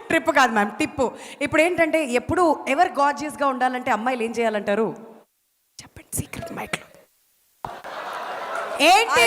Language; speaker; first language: Telugu; native; Telugu